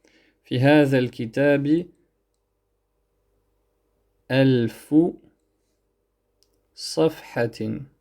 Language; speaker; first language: Arabic; non-native, fluent; French